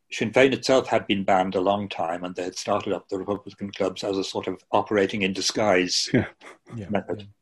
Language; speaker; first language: English; native; English